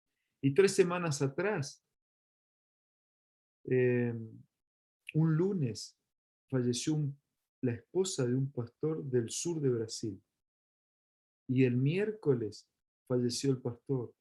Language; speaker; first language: Spanish; native; Spanish